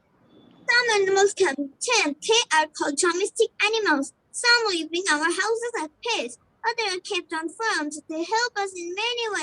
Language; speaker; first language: English; non-native, learner; Bangla